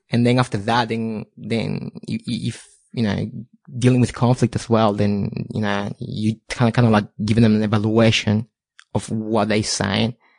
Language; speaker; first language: English; non-native, fluent; Spanish